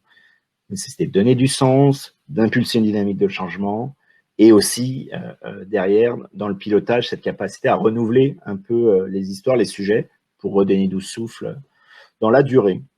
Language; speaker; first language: French; native; French